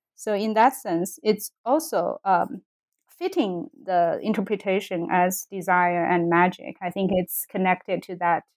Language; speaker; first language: English; non-native, fluent; Chinese